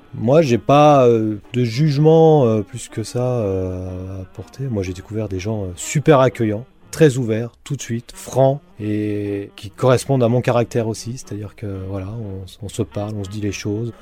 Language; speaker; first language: French; native; French